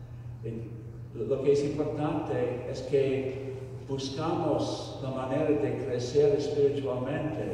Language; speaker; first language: Spanish; non-native, fluent; English